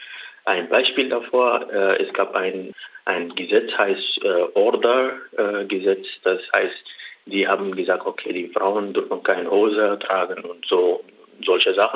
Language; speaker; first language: German; non-native, learner; Arabic